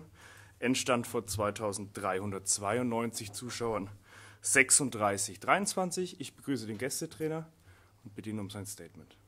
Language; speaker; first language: German; native; German